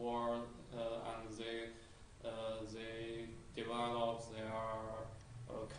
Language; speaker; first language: English; non-native, learner; Chinese